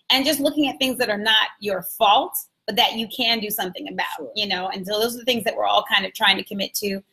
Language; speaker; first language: English; native; English